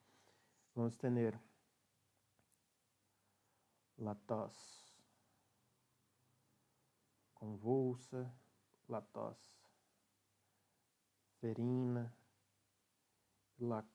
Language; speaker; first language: Spanish; non-native, learner; Portuguese